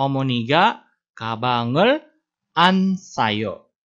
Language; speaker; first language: Korean; non-native, fluent; Indonesian